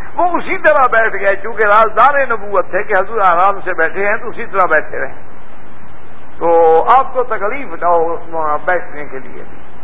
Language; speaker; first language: Urdu; native; Urdu